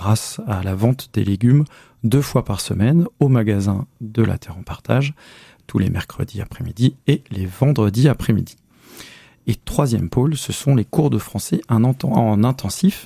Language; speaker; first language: French; native; French